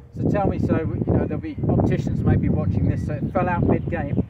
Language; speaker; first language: English; early bilingual, other home language; Spanish